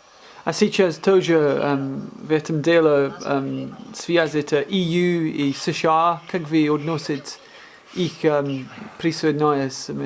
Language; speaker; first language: Russian; non-native, learner; English